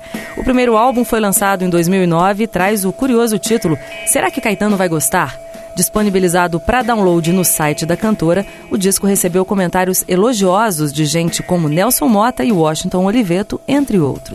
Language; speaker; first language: Portuguese; native; Portuguese